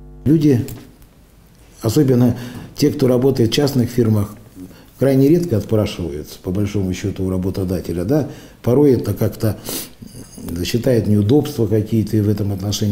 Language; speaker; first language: Russian; native; Russian